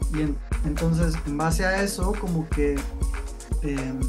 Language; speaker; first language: Spanish; native; Spanish